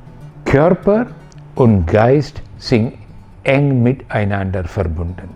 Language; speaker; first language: German; non-native, fluent; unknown